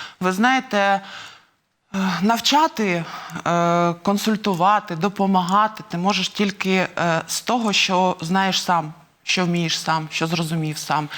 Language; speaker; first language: Ukrainian; non-native, local second language; Russian